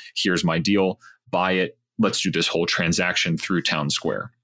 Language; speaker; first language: English; native; English